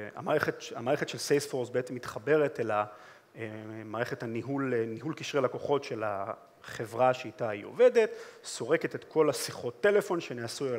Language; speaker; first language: Hebrew; native; Hebrew